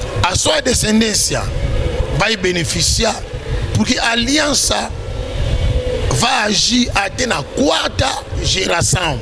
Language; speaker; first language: Portuguese; non-native, learner; Lingala